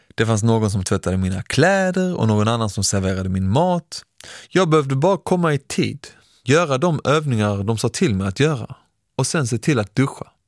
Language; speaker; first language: Swedish; early bilingual, other home language; Persian